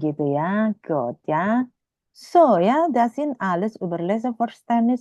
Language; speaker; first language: German; non-native, fluent; Indonesian